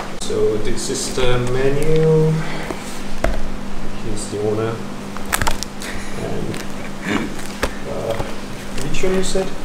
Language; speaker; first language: English; non-native, learner; Korean